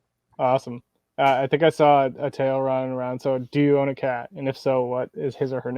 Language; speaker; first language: English; native; English